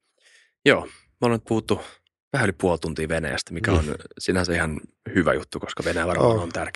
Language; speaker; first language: Finnish; native; Finnish